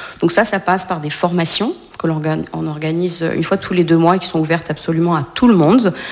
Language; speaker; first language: French; native; French